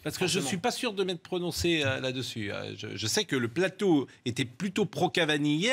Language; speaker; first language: French; native; French